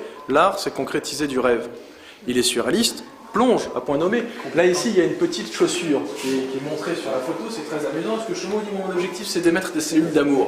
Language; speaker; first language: French; native; French